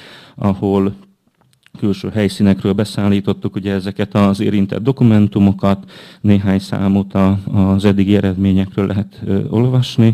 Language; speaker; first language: Hungarian; native; Hungarian